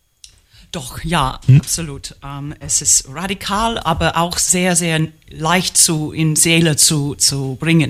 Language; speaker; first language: German; non-native, fluent; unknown